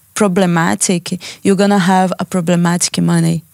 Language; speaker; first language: English; non-native, learner; Portuguese